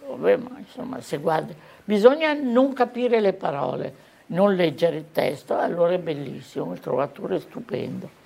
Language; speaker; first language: Italian; native; Italian